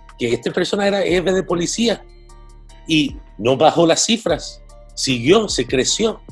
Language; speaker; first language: Spanish; early bilingual, heritage; Spanish